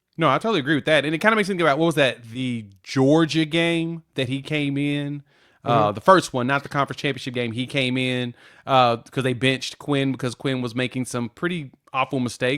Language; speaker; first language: English; native; English